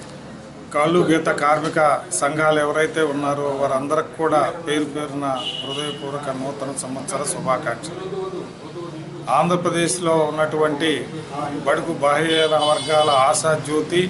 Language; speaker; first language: Telugu; native; Telugu